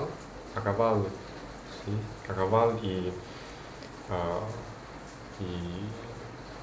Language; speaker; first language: Spanish; non-native, learner; Chinese